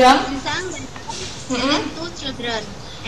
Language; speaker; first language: English; non-native, learner; Indonesian